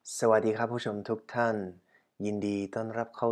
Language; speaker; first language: Thai; non-native, fluent; German